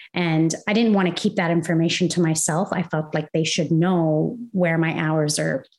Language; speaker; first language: English; non-native, fluent; Arabic